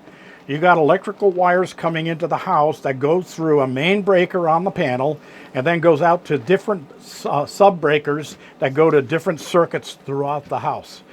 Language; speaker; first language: English; native; English